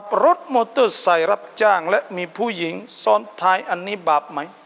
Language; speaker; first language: Thai; non-native, local second language; Malay